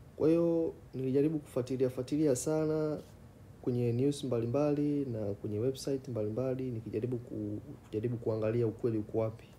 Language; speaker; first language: Swahili; native; Swahili